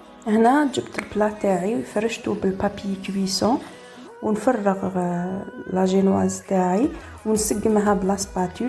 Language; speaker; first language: Arabic; native; Arabic